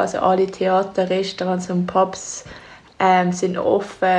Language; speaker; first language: German; native; German